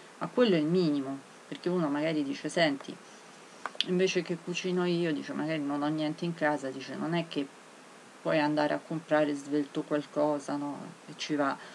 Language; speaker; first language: Italian; native; Italian